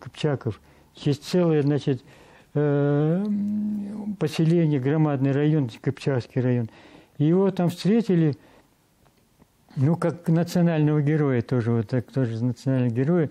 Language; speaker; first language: Russian; non-native, local second language; Kazakh